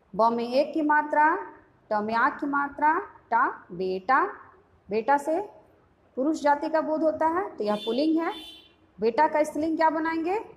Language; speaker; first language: Hindi; native; Hindi